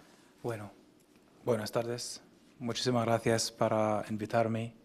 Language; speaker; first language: Spanish; non-native, fluent; Arabic